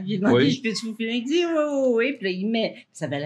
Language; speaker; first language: French; native; French